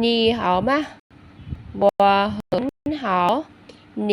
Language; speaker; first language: Chinese; non-native, fluent; Khmer